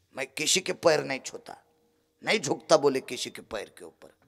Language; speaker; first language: Hindi; non-native, local second language; Marathi